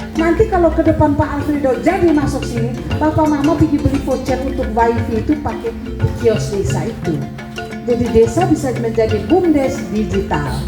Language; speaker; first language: Indonesian; native; Indonesian